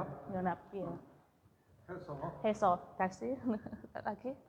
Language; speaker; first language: Korean; non-native, learner; Indonesian